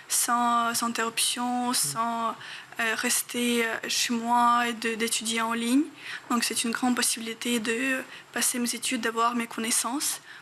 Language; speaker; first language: French; non-native, fluent; Ukrainian